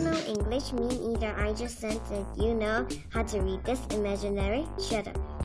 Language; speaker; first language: English; non-native, learner; Korean